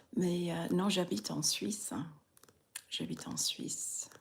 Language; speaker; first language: French; non-native, fluent; English